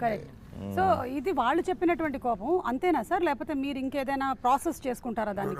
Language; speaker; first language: Telugu; native; Telugu